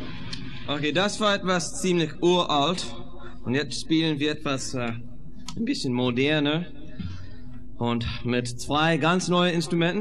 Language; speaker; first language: German; non-native, fluent; English